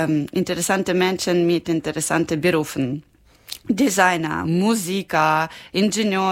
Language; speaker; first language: German; non-native, learner; Ukrainian